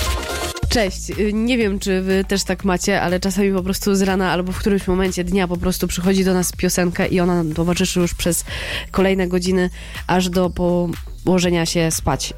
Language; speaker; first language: Polish; native; Polish